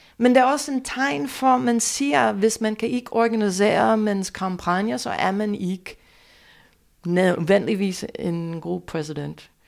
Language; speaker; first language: Danish; non-native, fluent; English